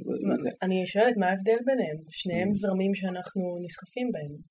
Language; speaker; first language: Hebrew; native; Hebrew